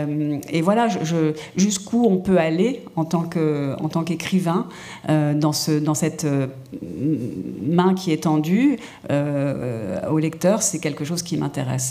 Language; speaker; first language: French; native; French